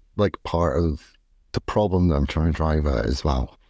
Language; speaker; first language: English; native; English